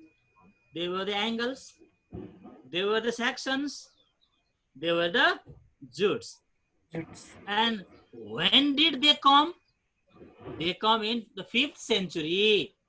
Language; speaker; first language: English; non-native, fluent; Nepali